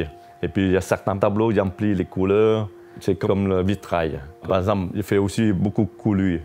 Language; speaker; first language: French; non-native, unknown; Chinese